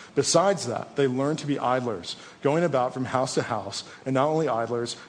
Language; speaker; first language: English; native; English